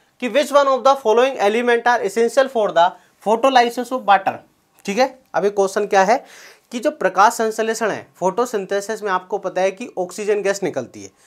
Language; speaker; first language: Hindi; native; Hindi